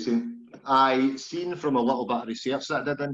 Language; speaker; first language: English; native; English